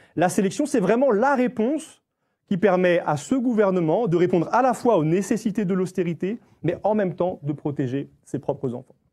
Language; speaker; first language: French; native; French